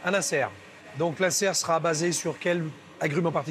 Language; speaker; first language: French; native; French